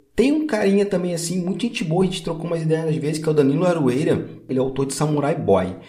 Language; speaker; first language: Portuguese; native; Portuguese